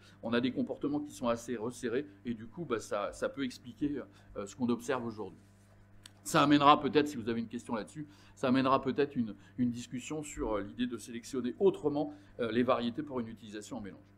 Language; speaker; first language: French; native; French